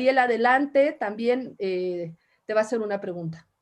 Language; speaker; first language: Spanish; native; Spanish